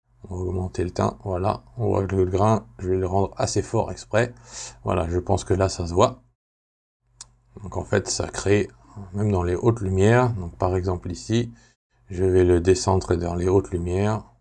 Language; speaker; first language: French; native; French